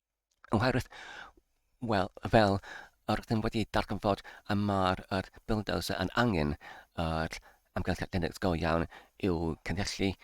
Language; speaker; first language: Welsh; non-native, fluent; English